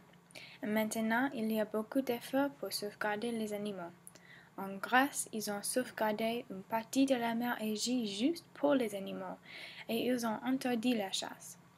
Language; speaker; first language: French; non-native, learner; English